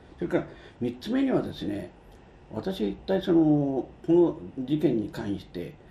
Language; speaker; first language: Japanese; native; Japanese